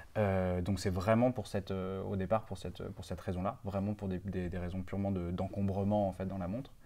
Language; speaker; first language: French; native; French